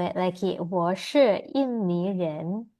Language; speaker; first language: Chinese; non-native, fluent; Indonesian